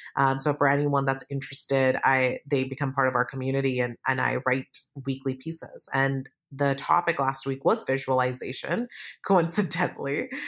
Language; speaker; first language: English; native; English